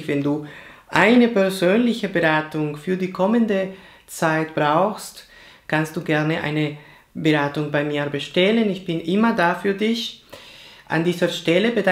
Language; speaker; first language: German; non-native, fluent; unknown